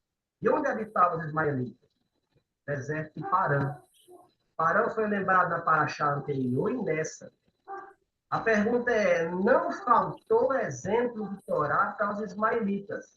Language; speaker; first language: Portuguese; native; Portuguese